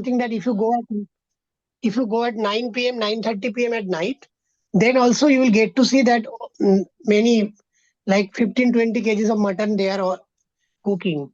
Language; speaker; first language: English; non-native, fluent; Bangla